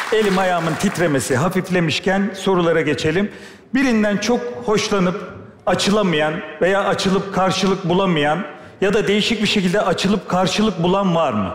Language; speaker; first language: Turkish; native; Turkish